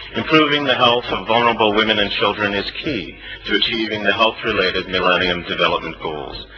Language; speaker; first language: English; native; English